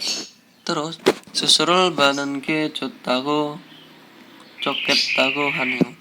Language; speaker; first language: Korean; non-native, fluent; Indonesian